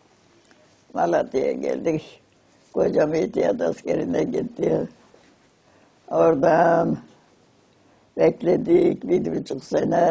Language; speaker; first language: Turkish; non-native, local second language; Armenian